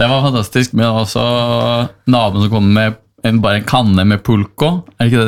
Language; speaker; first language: Norwegian; native; Norwegian